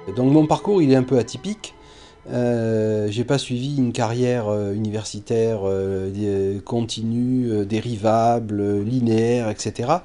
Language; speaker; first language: French; native; French